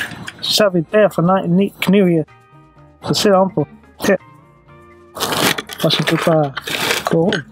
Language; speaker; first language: Danish; non-native, learner; Swahili